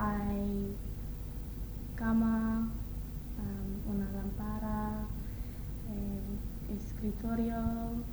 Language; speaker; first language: Spanish; non-native, learner; English